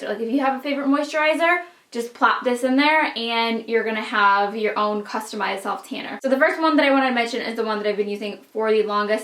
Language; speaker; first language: English; native; English